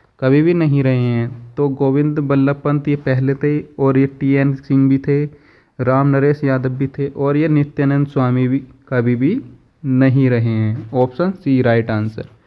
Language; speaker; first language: Hindi; native; Hindi